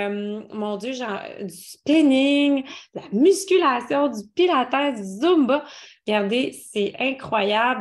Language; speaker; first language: French; native; French